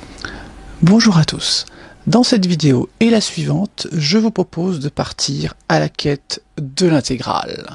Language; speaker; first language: French; native; French